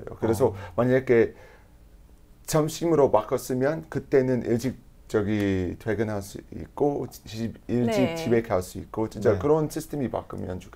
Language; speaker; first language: Korean; non-native, learner; English